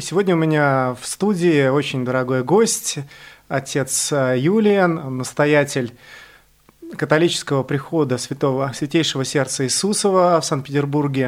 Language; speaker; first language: Russian; native; Russian